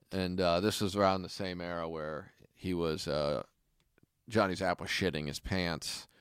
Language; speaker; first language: English; native; English